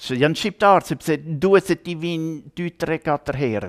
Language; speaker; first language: Albanian; non-native, learner; German